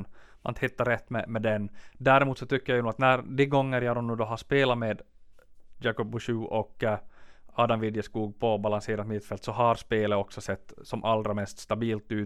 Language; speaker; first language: Swedish; native; Swedish